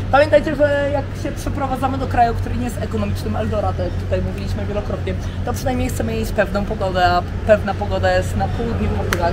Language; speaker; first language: Polish; native; Polish